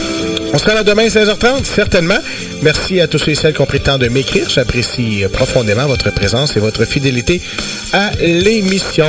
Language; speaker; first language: French; native; French